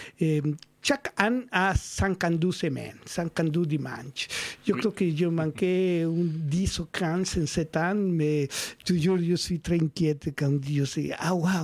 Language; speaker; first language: French; non-native, learner; Spanish